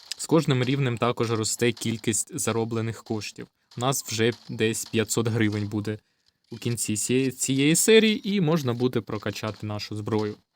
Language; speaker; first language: Ukrainian; non-native, local second language; Russian